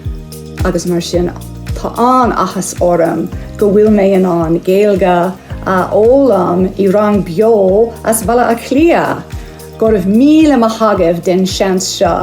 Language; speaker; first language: Irish; non-native, learner; English